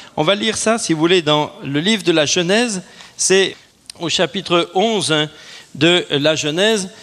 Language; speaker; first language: French; native; French